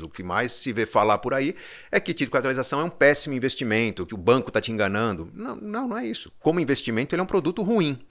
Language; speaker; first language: Portuguese; native; Portuguese